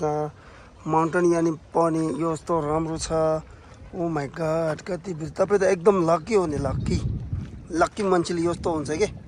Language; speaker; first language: Nepali; non-native, learner; Tibetan